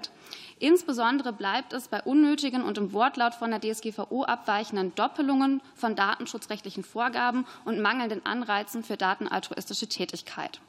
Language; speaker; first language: German; native; German